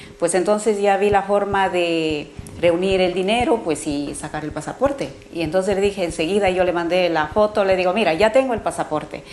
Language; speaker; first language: Spanish; native; Spanish